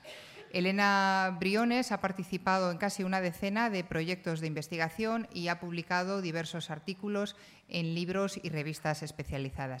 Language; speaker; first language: Spanish; native; Spanish